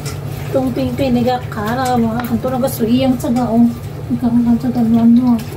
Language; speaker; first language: Chinese; non-native, learner; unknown